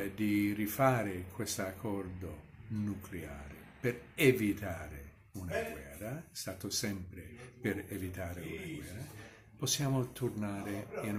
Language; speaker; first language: Italian; non-native, fluent; English